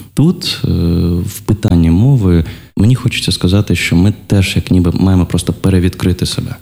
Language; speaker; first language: Ukrainian; non-native, local second language; Russian